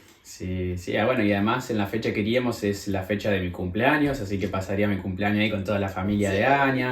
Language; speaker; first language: Spanish; native; Spanish